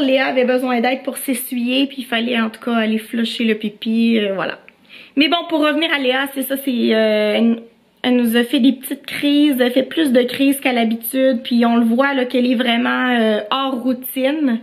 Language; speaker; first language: French; native; French